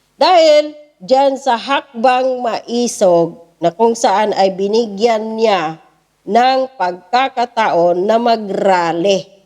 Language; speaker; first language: Filipino; non-native, local second language; Cebuano